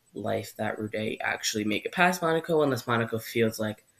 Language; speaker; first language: English; native; English